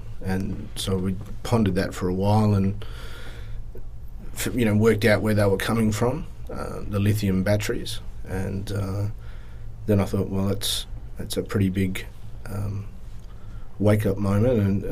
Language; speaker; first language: English; native; English